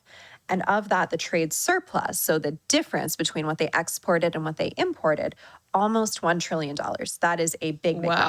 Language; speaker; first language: English; native; English